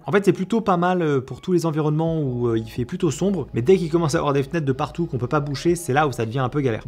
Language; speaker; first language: French; native; French